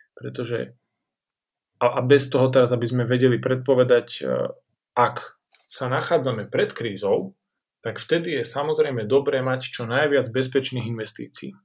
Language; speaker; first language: Slovak; native; Slovak